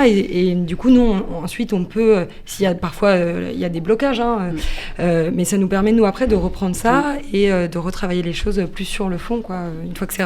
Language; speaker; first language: French; native; French